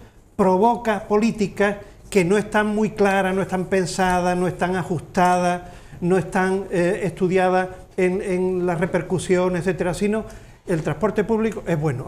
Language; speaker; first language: Spanish; native; Spanish